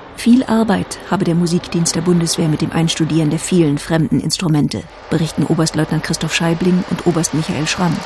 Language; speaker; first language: German; native; German